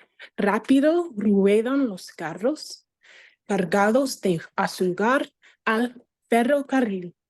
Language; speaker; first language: Spanish; non-native, learner; English